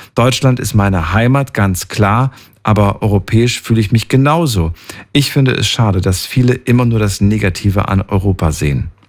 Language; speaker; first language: German; native; German